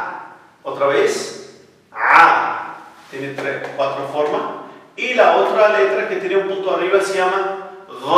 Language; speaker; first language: Spanish; non-native, fluent; Arabic